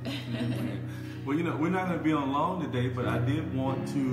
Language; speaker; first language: English; native; English